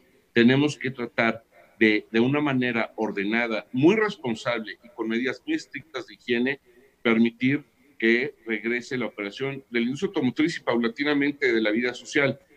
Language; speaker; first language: Spanish; native; Spanish